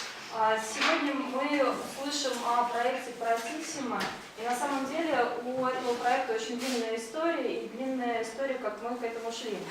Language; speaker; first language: Russian; native; Russian